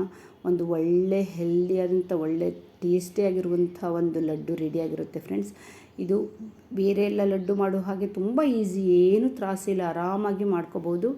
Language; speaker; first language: Kannada; native; Kannada